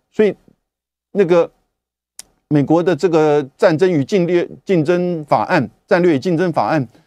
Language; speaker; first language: Chinese; native; Chinese